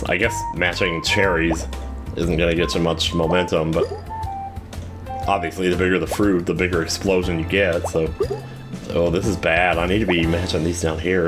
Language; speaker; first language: English; native; English